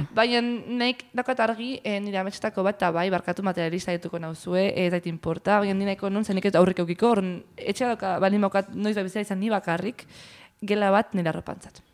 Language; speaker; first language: Basque; early bilingual, heritage; Basque